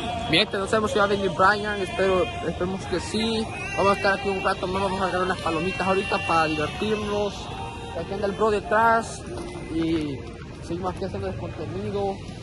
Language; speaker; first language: Spanish; early bilingual, heritage; Spanish